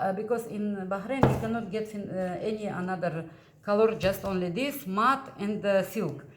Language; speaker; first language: English; non-native, learner; Russian